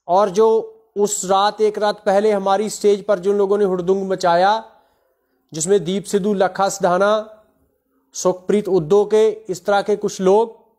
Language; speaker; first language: Hindi; non-native, local second language; Punjabi